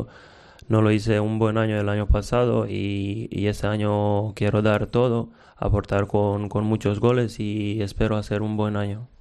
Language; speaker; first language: Spanish; non-native, fluent; Serbian